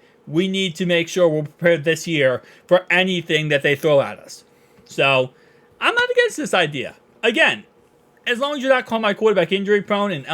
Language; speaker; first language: English; native; English